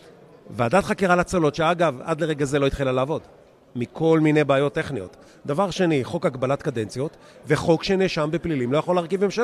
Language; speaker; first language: Hebrew; native; Hebrew